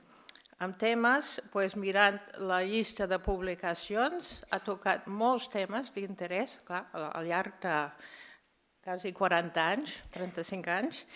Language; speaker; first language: Catalan; non-native, fluent; English